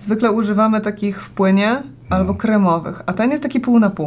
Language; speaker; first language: Polish; native; Polish